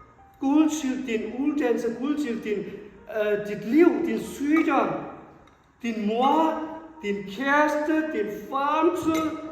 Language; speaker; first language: Danish; non-native, fluent; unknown